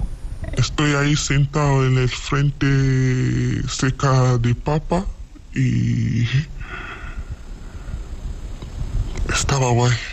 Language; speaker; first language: Spanish; non-native, learner; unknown